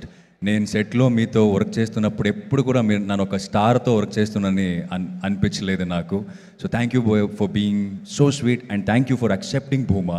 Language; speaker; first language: Telugu; non-native, local second language; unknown